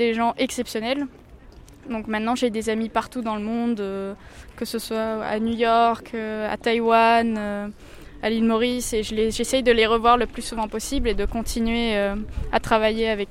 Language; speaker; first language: French; early bilingual, heritage; French